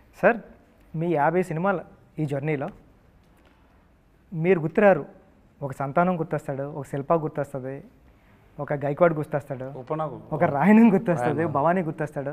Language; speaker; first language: Telugu; native; Telugu